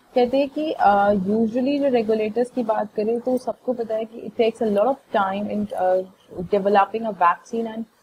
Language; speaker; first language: English; non-native, local second language; Hindi